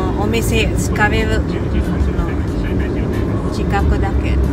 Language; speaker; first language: Japanese; non-native, learner; Waray